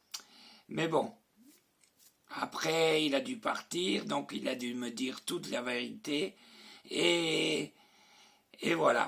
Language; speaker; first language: French; non-native, fluent; Spanish